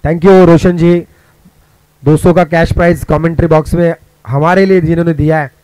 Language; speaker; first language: Hindi; non-native, local second language; Marathi